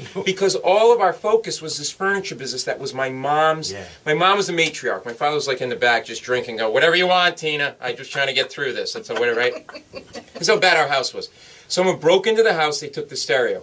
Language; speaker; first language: English; native; English